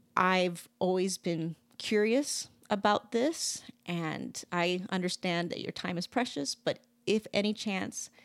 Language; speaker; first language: English; native; English